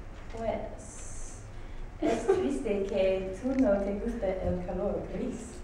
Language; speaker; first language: Spanish; non-native, learner; English